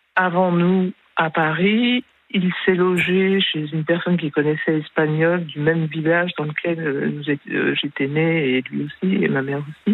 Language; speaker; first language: French; early bilingual, other home language; Spanish